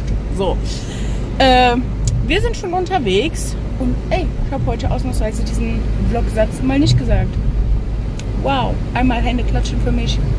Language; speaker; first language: German; native; German